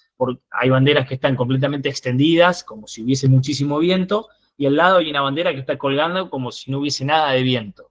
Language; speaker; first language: Spanish; native; Spanish